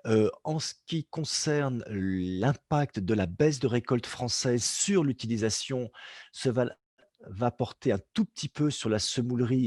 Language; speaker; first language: French; native; French